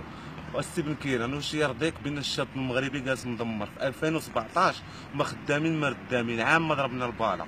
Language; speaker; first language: Arabic; native; Arabic